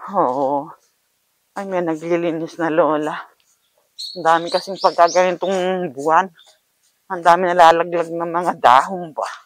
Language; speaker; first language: Filipino; native; Filipino